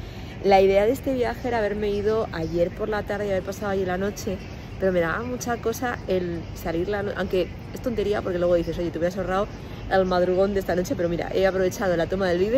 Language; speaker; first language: Spanish; native; Spanish